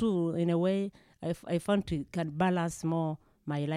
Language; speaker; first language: English; non-native, local second language; Kinyarwanda